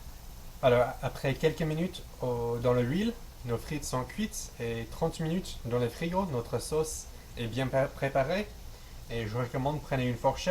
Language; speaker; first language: French; non-native, learner; English